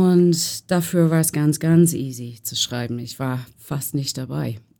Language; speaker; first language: German; non-native, fluent; English